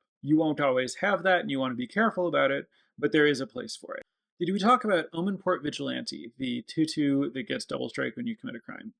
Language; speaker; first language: English; native; English